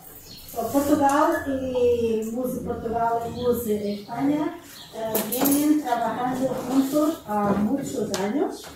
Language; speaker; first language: Spanish; non-native, learner; Portuguese